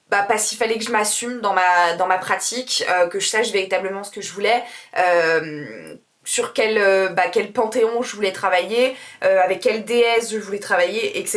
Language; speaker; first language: French; native; French